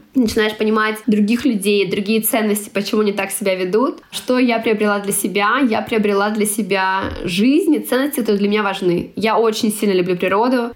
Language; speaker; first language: Russian; non-native, local second language; Tatar